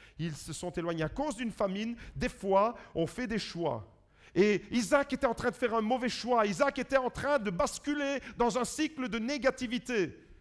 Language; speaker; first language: French; early bilingual, other home language; Italian